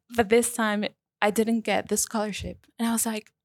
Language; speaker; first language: English; non-native, fluent; Spanish